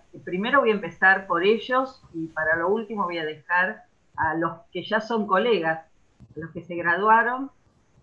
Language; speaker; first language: Spanish; native; Spanish